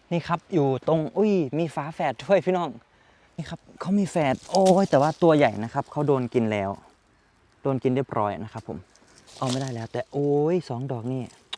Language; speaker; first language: Thai; native; Thai